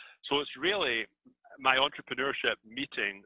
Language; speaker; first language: English; native; English